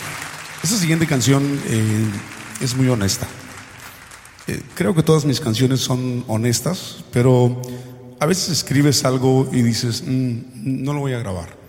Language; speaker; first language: Spanish; native; Spanish